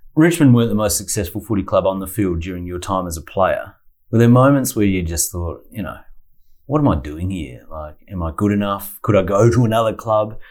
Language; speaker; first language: English; native; English